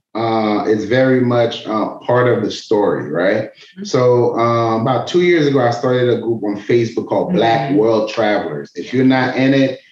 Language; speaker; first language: English; native; English